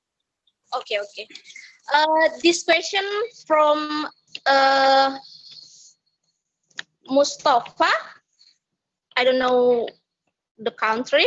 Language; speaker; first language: English; non-native, fluent; Indonesian